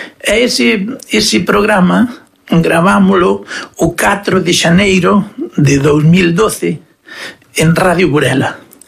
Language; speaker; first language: Galician; native; Galician